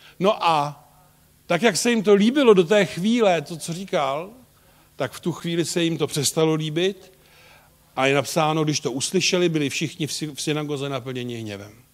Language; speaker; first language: Czech; native; Czech